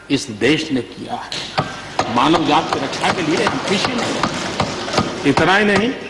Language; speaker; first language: Hindi; non-native, local second language; Gujarati